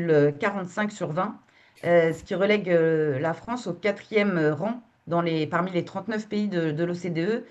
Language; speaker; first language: French; native; French